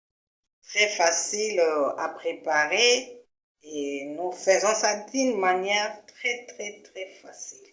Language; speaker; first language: French; non-native, local second language; Lingala